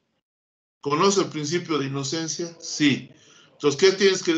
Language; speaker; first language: Spanish; native; Spanish